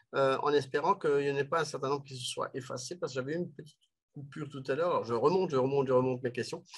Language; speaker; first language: French; native; French